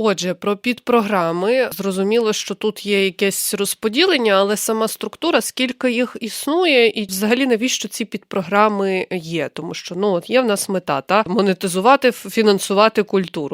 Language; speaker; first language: Ukrainian; native; Ukrainian